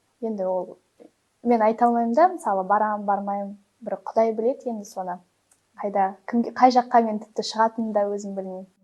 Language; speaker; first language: Kazakh; non-native, local second language; Russian